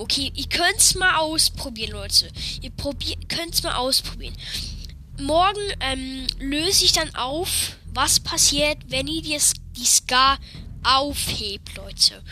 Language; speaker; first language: German; native; German